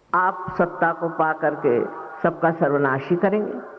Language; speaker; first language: Hindi; non-native, local second language; Marathi